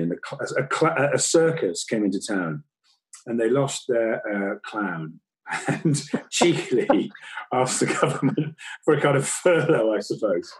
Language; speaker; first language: English; native; English